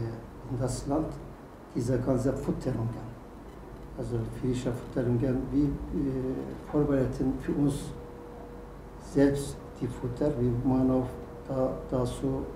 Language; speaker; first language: German; non-native, learner; Turkish